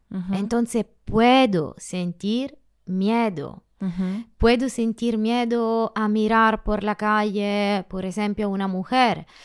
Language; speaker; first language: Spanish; non-native, learner; Italian